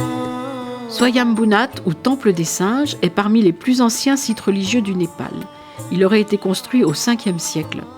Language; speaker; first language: French; native; French